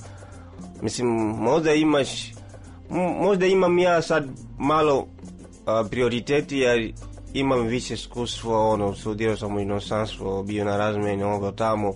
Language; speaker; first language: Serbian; non-native, fluent; Swahili